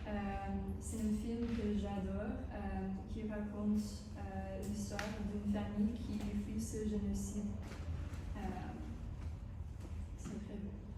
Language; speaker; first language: French; non-native, fluent; English